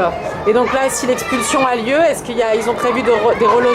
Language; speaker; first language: French; native; French